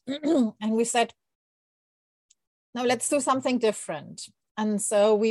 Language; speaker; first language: English; non-native, fluent; German